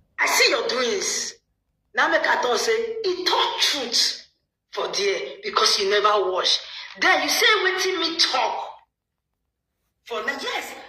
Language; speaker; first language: Nigerian Pidgin; native; Nigerian Pidgin